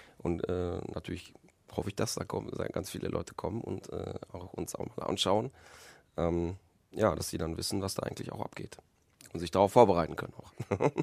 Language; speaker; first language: German; early bilingual, other home language; Polish